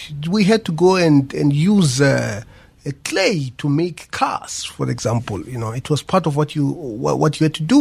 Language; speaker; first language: English; non-native, local second language; Venda